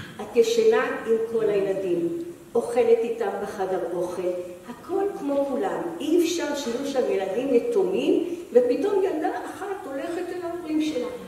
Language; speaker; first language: Hebrew; native; Hebrew